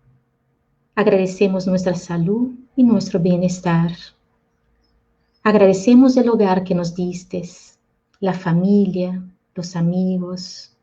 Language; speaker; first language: Spanish; native; Spanish